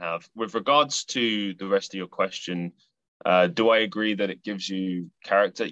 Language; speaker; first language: English; native; English